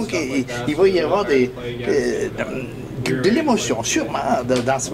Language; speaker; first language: French; native; French